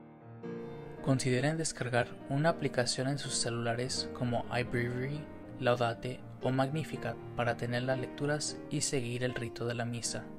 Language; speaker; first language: Spanish; native; Spanish